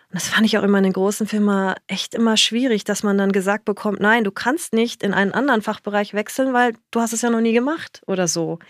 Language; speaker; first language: German; early bilingual, other home language; Japanese